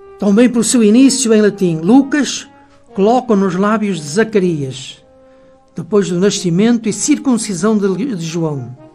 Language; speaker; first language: Portuguese; native; Portuguese